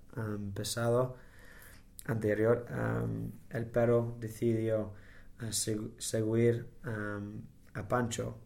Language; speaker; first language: Spanish; non-native, learner; English